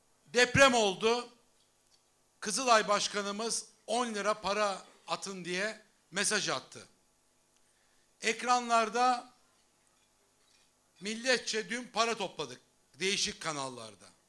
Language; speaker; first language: Turkish; native; Turkish